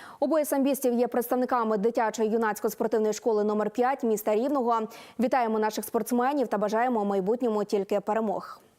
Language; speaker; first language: Ukrainian; native; Ukrainian